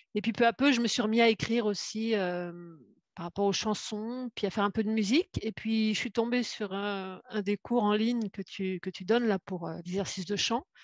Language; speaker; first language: French; native; French